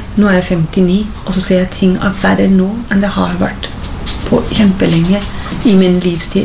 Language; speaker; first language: Norwegian; non-native, fluent; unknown